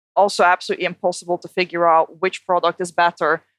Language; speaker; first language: English; non-native, fluent; Dutch